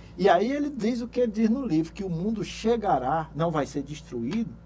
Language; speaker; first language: Portuguese; native; Portuguese